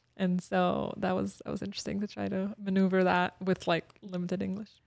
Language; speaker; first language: English; early bilingual, other home language; Bosnian